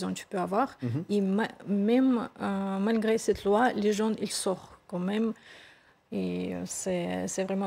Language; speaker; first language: French; non-native, fluent; Russian